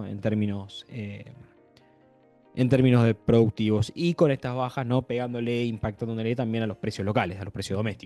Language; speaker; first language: Spanish; native; Spanish